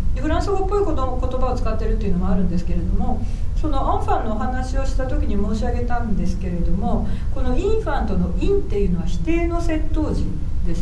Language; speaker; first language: Japanese; native; Japanese